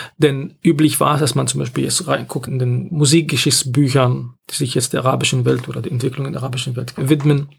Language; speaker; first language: German; non-native, fluent; Arabic